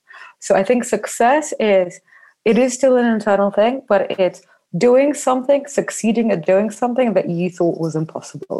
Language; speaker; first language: English; early bilingual, other home language; Russian